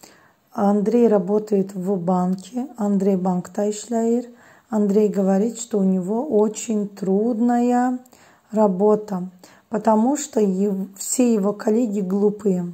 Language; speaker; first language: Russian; non-native, fluent; Azerbaijani